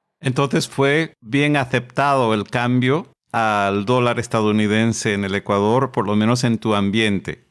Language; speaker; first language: Spanish; non-native, fluent; English